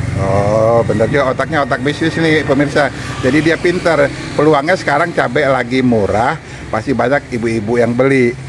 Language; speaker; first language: Indonesian; native; Indonesian